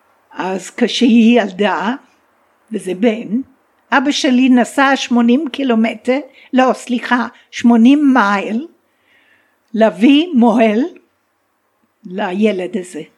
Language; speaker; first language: Hebrew; non-native, fluent; English